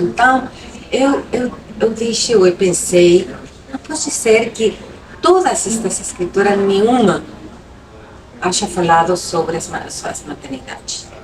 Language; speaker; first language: Portuguese; non-native, local second language; Spanish